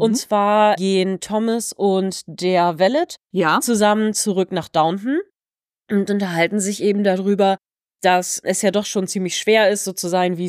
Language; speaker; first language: German; native; German